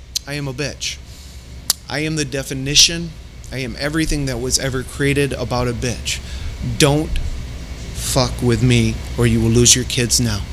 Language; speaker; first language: English; native; English